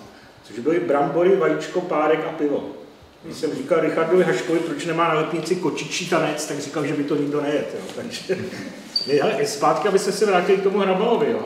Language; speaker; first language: Czech; native; Czech